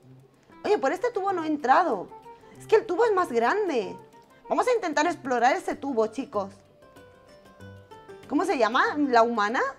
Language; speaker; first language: Spanish; native; Spanish